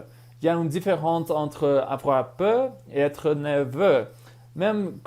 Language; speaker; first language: French; non-native, fluent; English